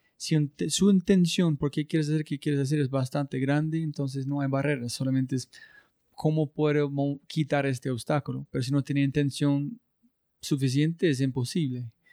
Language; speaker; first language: Spanish; non-native, learner; English